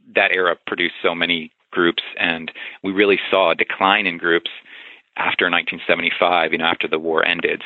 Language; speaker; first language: English; native; English